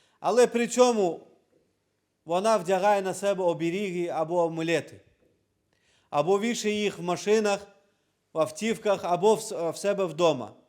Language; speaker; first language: Ukrainian; non-native, local second language; Crimean Tatar